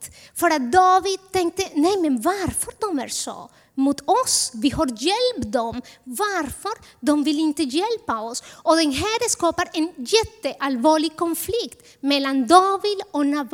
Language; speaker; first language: Swedish; non-native, fluent; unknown